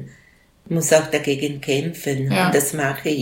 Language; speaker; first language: German; non-native, local second language; Italian